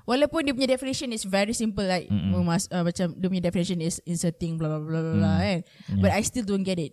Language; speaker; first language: English; non-native, local second language; Malay